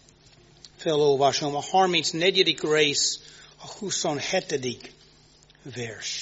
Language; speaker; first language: Hungarian; non-native, fluent; English